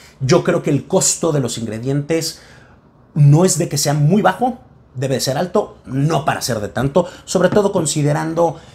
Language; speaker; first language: Spanish; native; Spanish